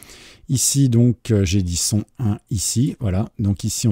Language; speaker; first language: French; native; French